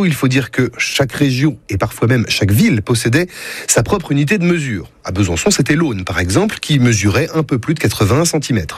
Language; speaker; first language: French; native; French